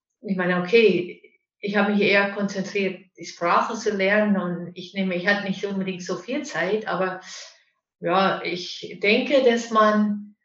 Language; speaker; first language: German; non-native, fluent; English